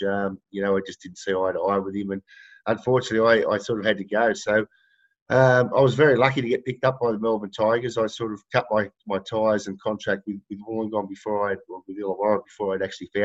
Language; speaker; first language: English; native; English